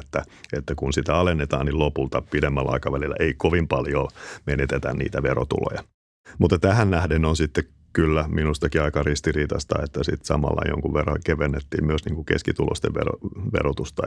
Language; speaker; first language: Finnish; native; Finnish